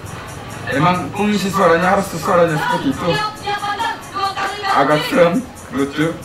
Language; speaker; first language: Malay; non-native, fluent; Korean